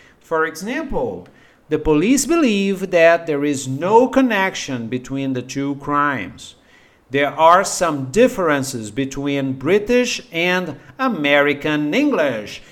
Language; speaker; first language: English; non-native, fluent; Portuguese